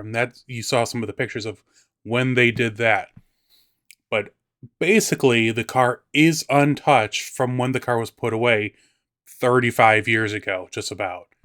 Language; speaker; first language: English; native; English